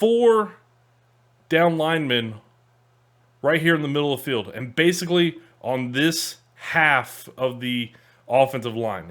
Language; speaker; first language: English; native; English